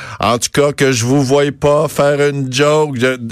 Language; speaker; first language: French; native; French